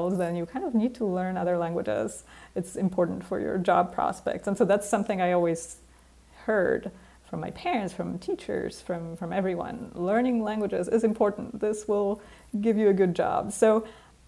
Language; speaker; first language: English; non-native, fluent; Polish